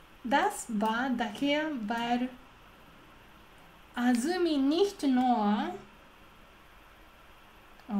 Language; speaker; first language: German; non-native, learner; Japanese